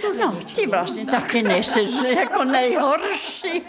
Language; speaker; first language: Czech; non-native, fluent; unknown